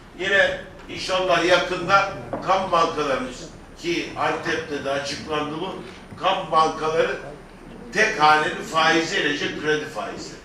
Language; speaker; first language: Turkish; native; Turkish